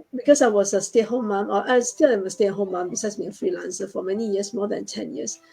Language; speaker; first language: English; non-native, local second language; Chinese